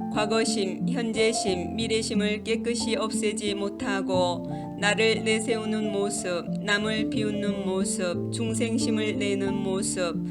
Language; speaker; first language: Korean; native; Korean